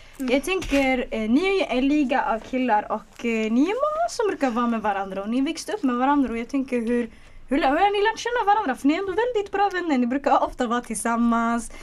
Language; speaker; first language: Swedish; early bilingual, other home language; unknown